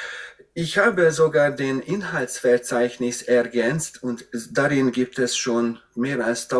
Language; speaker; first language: German; non-native, fluent; Hungarian